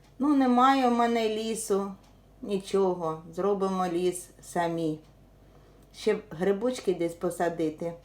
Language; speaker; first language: Ukrainian; native; Ukrainian